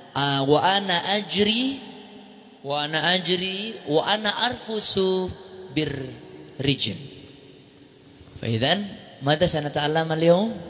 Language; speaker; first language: Arabic; non-native, fluent; Indonesian